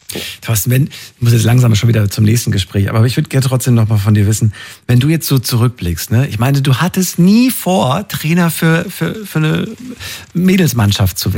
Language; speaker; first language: German; native; German